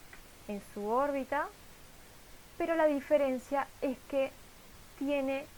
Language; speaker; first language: Spanish; native; Spanish